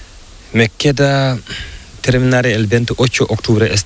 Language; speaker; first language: Spanish; non-native, learner; Fula